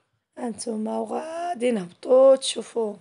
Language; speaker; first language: Arabic; native; Arabic